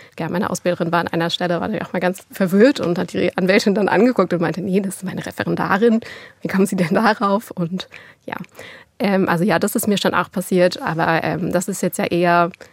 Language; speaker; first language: German; native; German